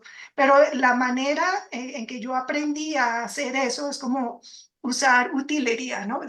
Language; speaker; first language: Spanish; native; Spanish